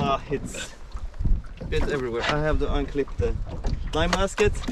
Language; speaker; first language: English; non-native, fluent; Swedish